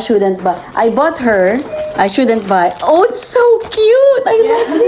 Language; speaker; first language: English; non-native, learner; Filipino